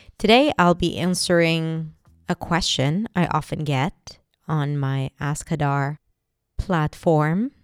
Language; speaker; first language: English; non-native, fluent; Hebrew